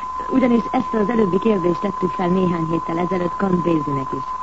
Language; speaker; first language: Hungarian; native; Hungarian